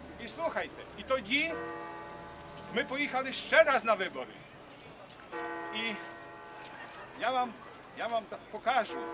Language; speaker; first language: Polish; non-native, learner; Ukrainian